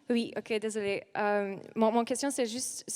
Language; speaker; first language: French; non-native, learner; English